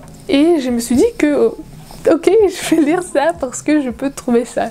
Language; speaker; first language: French; non-native, fluent; Russian